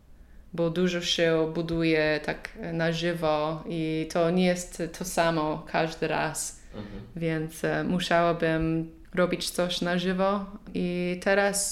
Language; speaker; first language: Polish; non-native, learner; English